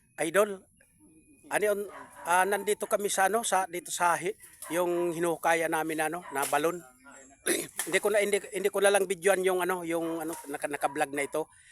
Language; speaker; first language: Filipino; non-native, local second language; Bikol